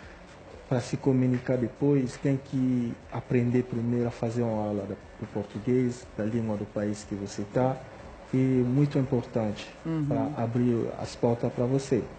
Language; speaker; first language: Portuguese; non-native, fluent; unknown